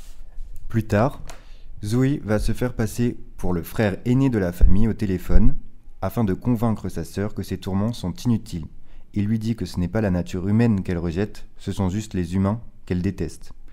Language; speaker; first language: French; native; French